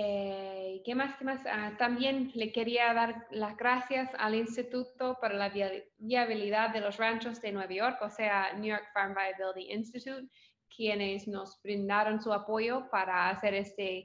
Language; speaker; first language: Spanish; non-native, fluent; English